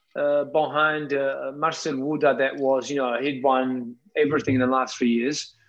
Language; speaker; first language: English; non-native, fluent; Italian